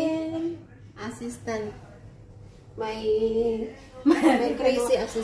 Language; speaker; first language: English; non-native, local second language; Filipino